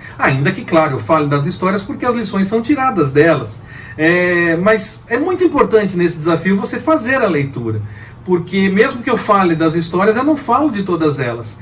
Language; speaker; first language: Portuguese; native; Portuguese